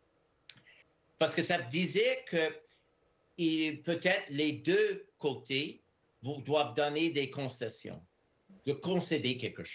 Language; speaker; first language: French; non-native, fluent; English